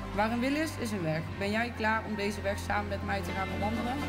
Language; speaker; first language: Dutch; native; Dutch